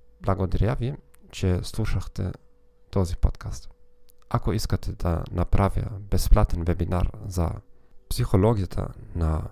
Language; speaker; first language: Macedonian; non-native, learner; German